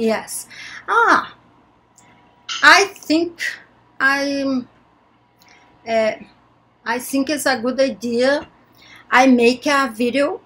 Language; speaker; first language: English; non-native, learner; Portuguese